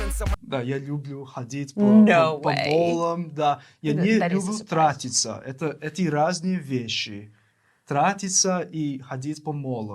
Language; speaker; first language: Russian; non-native, learner; English